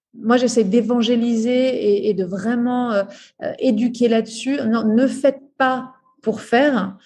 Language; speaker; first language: French; native; French